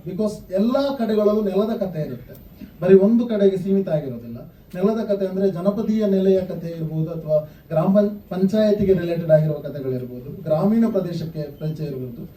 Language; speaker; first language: Kannada; non-native, local second language; Tulu